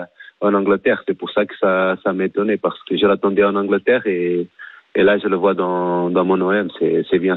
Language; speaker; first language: French; non-native, fluent; Portuguese